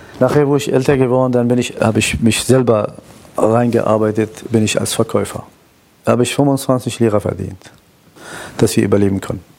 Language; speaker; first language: German; non-native, fluent; Kurdish